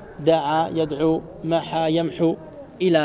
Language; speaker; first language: Arabic; non-native, fluent; French